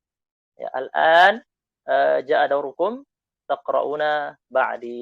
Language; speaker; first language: Arabic; non-native, fluent; Indonesian